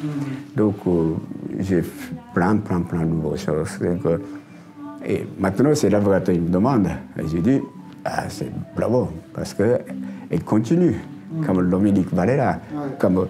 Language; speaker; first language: French; non-native, learner; Japanese